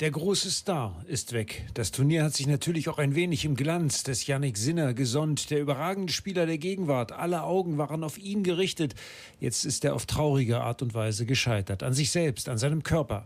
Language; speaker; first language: German; native; German